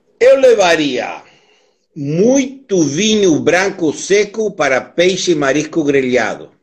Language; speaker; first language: Portuguese; non-native, learner; Spanish